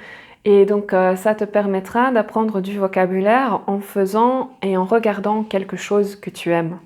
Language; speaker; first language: French; native; French